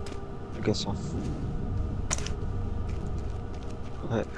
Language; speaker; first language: French; native; French